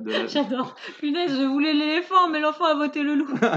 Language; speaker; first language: French; native; French